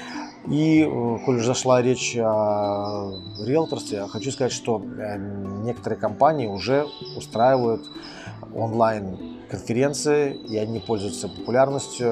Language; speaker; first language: Russian; native; Russian